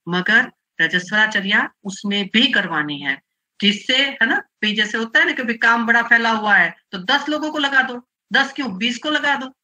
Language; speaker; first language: Hindi; non-native, local second language; Gujarati